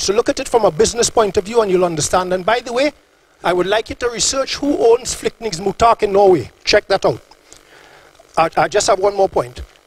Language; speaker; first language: English; early bilingual, other home language; Norwegian